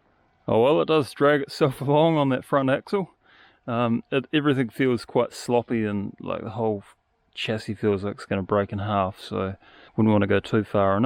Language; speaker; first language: English; native; English